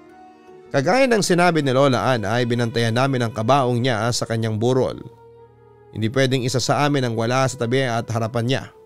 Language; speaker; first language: Filipino; native; Filipino